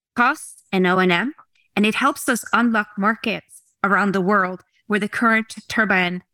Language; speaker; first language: English; non-native, fluent; Norwegian